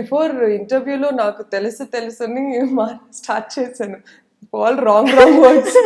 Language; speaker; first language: Telugu; non-native, learner; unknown